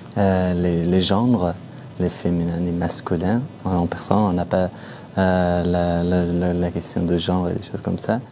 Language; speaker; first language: French; non-native, learner; Persian